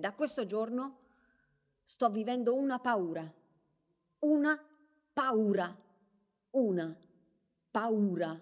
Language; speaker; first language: Italian; non-native, learner; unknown